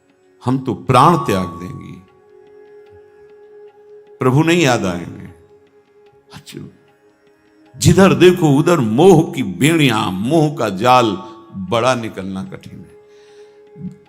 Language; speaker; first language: Hindi; native; Hindi